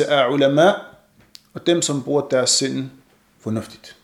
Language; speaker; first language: Danish; non-native, fluent; Arabic